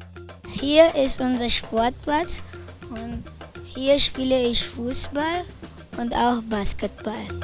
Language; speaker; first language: German; non-native, learner; Portuguese